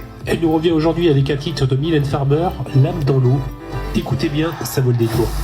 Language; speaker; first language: French; native; French